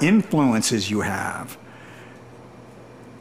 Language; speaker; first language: English; native; English